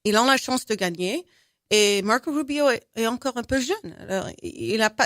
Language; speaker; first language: French; non-native, fluent; English